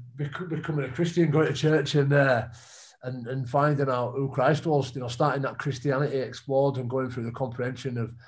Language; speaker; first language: English; native; English